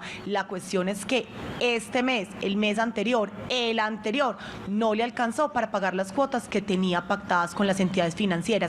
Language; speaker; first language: Spanish; native; Spanish